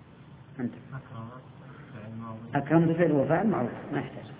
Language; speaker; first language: Arabic; native; Arabic